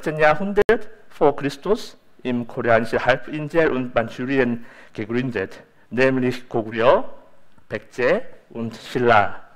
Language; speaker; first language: German; non-native, fluent; Korean